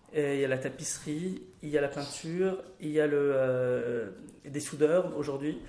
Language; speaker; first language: French; non-native, local second language; Arabic